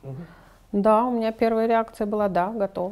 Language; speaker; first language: Russian; native; Russian